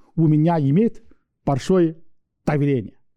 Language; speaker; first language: Russian; non-native, learner; Chinese